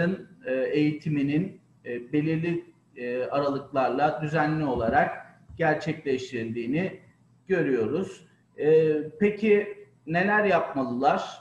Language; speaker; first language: Turkish; native; Turkish